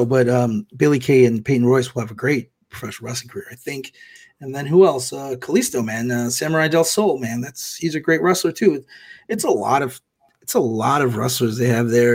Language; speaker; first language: English; native; English